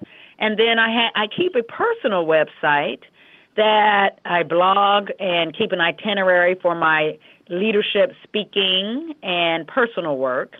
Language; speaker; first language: English; native; English